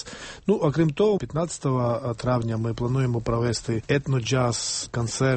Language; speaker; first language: Ukrainian; non-native, fluent; Georgian